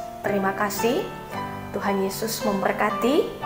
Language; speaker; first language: Indonesian; non-native, local second language; Nias